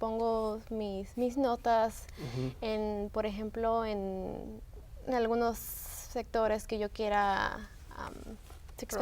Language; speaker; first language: Spanish; early bilingual, heritage; Spanish